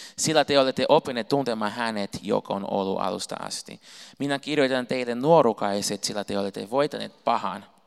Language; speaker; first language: Finnish; non-native, fluent; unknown